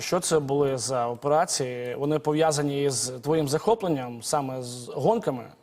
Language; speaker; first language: Ukrainian; native; Ukrainian